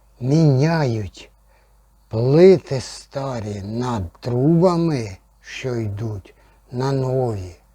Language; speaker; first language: Ukrainian; native; Ukrainian